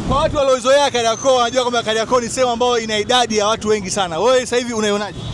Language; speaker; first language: Swahili; native; Swahili